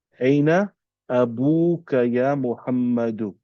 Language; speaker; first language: Arabic; non-native, fluent; English